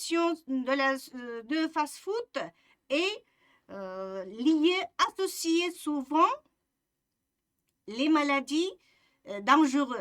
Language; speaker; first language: French; non-native, fluent; Uzbek